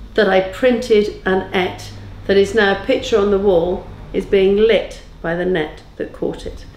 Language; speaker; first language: English; native; English